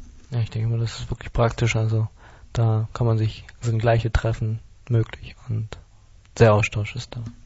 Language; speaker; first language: German; native; German